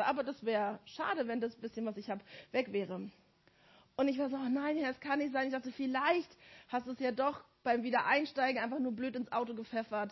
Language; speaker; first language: German; native; German